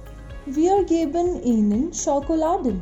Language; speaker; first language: German; non-native, fluent; Hindi